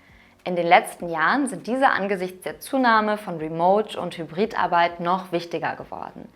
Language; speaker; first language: German; native; German